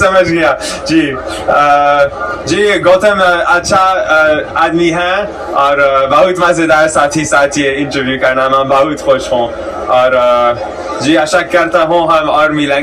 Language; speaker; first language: Hindi; non-native, learner; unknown